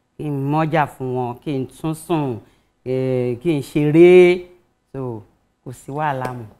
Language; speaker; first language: Yoruba; native; Yoruba